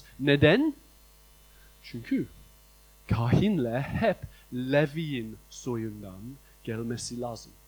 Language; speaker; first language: Turkish; non-native, fluent; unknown